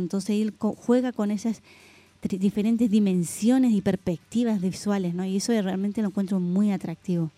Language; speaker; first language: Spanish; native; Spanish